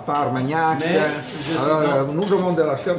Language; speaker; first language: French; non-native, fluent; Italian